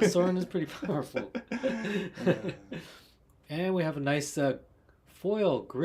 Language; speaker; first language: English; native; English